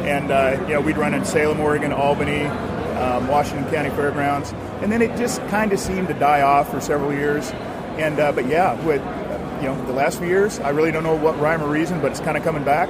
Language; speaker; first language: English; native; English